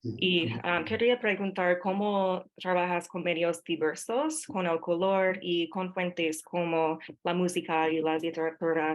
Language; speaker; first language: Spanish; non-native, fluent; English